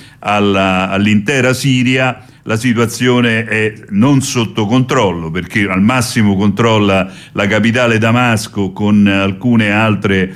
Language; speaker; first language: Italian; native; Italian